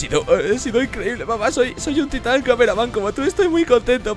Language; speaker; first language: Spanish; native; Spanish